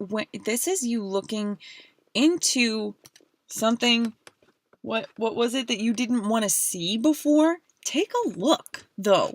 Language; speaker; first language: English; native; English